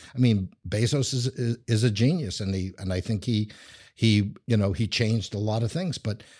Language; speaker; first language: English; native; English